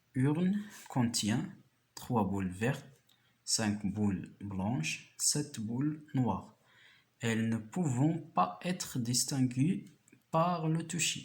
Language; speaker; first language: French; non-native, local second language; Arabic